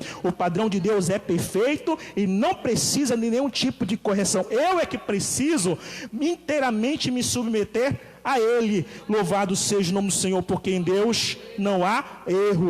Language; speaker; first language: Portuguese; native; Portuguese